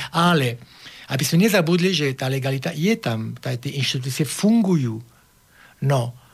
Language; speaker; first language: Slovak; non-native, fluent; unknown